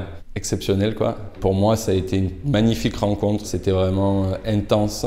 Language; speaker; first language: French; native; French